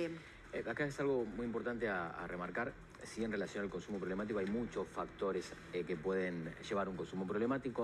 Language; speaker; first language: Spanish; native; Spanish